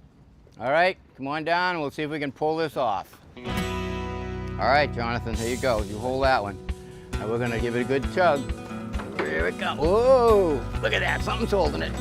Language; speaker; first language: English; native; English